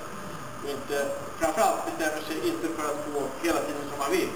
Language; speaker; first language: Swedish; native; Swedish